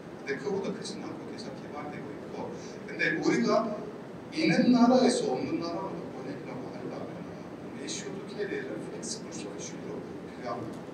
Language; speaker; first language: Korean; non-native, fluent; Turkish